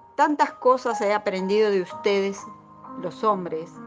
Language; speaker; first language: Spanish; native; Spanish